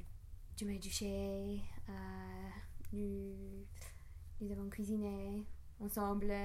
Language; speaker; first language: French; non-native, learner; English